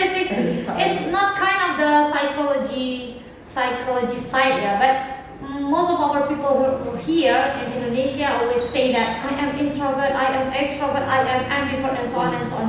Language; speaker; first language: English; non-native, learner; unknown